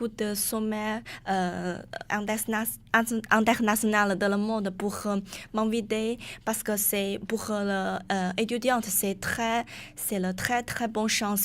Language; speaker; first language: French; non-native, learner; Chinese